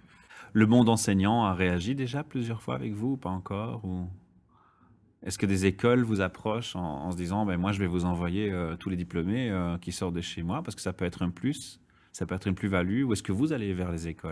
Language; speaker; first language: French; native; French